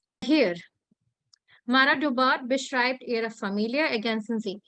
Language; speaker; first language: German; non-native, fluent; Hindi